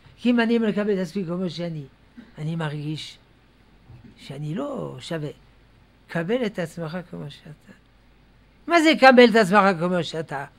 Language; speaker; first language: Hebrew; non-native, fluent; French